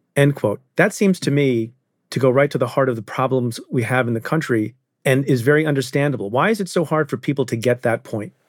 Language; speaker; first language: English; early bilingual, other home language; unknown